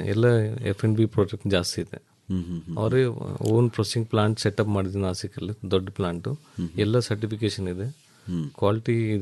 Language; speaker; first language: Kannada; non-native, learner; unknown